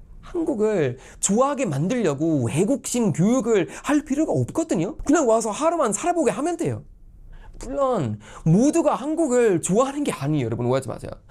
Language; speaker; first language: Korean; non-native, fluent; Swedish